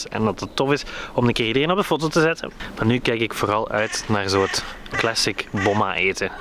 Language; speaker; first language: Dutch; native; Dutch